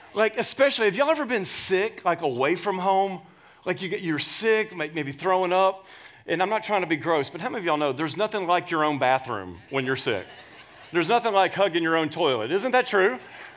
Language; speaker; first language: English; native; English